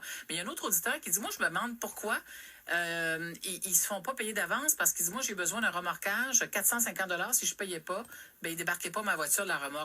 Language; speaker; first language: French; native; French